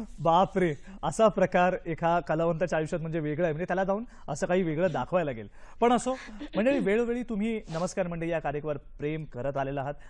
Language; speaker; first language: Marathi; native; Marathi